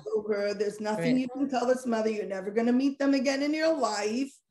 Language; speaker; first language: English; native; English